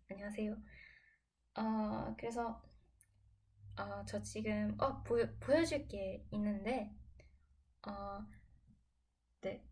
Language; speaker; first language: Korean; non-native, learner; English